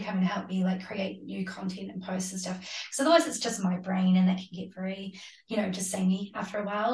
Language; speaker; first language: English; native; English